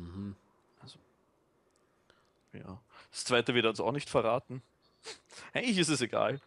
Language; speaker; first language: German; native; German